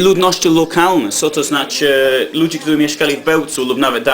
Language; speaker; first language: Polish; non-native, learner; English